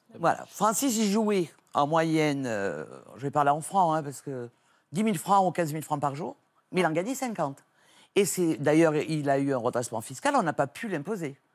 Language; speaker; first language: French; native; French